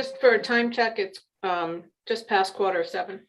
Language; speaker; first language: English; native; English